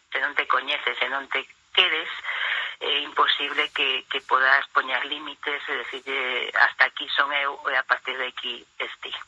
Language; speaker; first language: Galician; non-native, local second language; Spanish